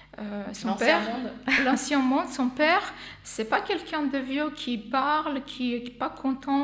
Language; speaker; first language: French; non-native, fluent; Armenian